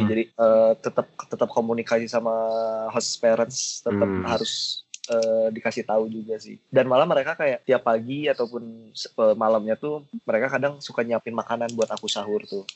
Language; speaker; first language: Indonesian; native; Indonesian